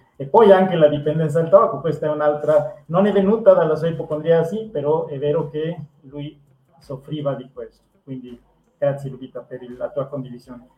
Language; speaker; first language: Italian; non-native, fluent; Spanish